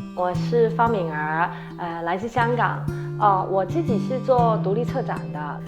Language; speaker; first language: Chinese; non-native, local second language; Cantonese